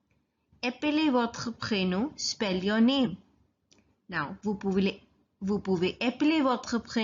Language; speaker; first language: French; non-native, fluent; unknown